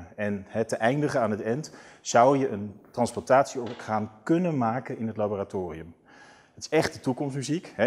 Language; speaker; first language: Dutch; native; Dutch